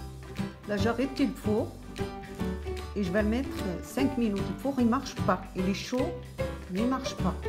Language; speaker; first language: French; non-native, local second language; Arabic